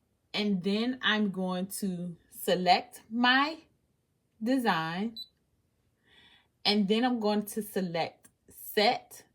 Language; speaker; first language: English; native; English